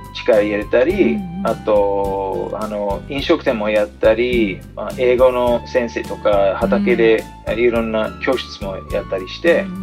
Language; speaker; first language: Japanese; non-native, fluent; English